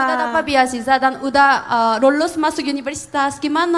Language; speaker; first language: Indonesian; non-native, fluent; Korean